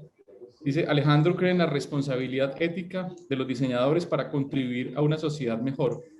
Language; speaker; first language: Spanish; native; Spanish